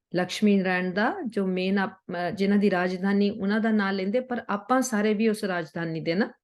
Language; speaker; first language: Hindi; non-native, local second language; Punjabi